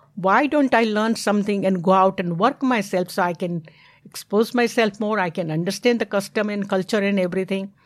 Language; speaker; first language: English; non-native, local second language; Gujarati